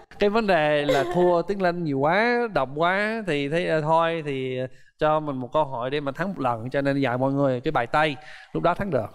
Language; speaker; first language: Vietnamese; non-native, fluent; English